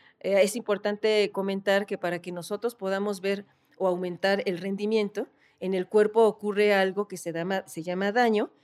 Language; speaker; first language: Spanish; native; Spanish